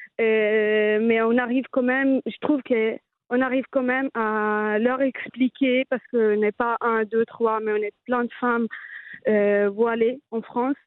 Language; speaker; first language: French; non-native, fluent; Italian